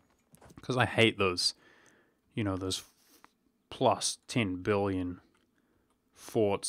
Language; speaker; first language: English; native; English